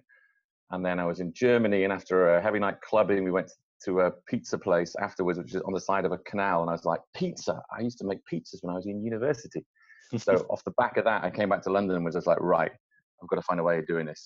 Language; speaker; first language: English; native; English